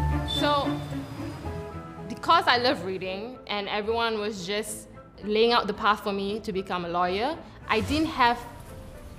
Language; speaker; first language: English; non-native, local second language; Malay